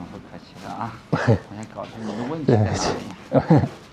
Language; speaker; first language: Chinese; native; Chinese